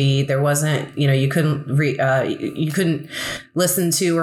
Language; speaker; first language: English; early bilingual, other home language; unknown